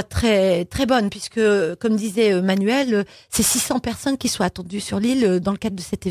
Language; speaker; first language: French; native; French